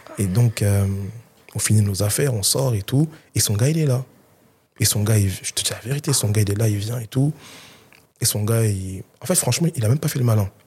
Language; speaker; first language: French; early bilingual, other home language; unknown